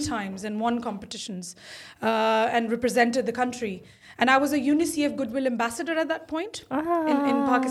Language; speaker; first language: English; non-native, local second language; Urdu